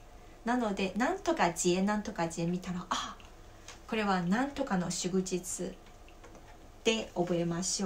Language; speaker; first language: Japanese; non-native, fluent; Chinese